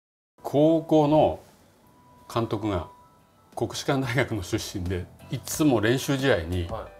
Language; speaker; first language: Japanese; native; Japanese